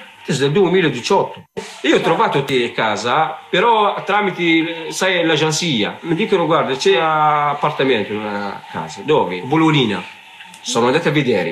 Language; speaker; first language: Italian; non-native, learner; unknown